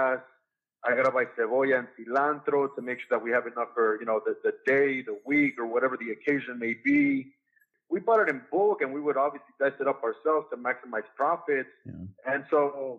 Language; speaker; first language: English; native; English